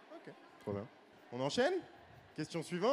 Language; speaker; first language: French; native; French